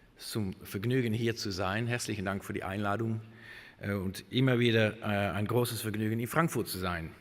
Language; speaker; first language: German; non-native, learner; Italian